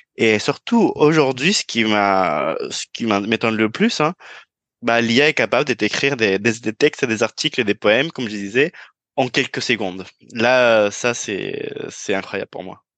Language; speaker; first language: French; non-native, fluent; Spanish